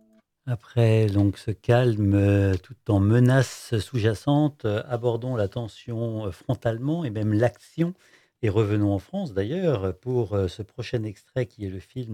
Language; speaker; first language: French; native; French